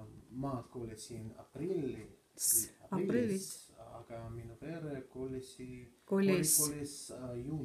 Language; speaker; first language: Estonian; non-native, learner; Russian